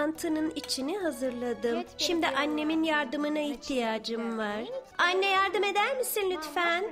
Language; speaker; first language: Turkish; early bilingual, heritage; Turkish